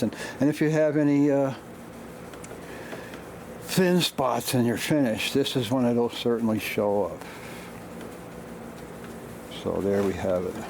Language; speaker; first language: English; native; English